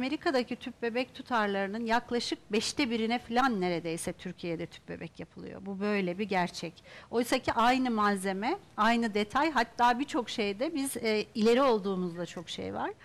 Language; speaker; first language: Turkish; native; Turkish